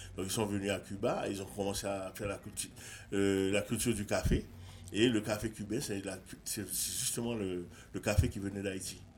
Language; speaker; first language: French; non-native, local second language; Haitian Creole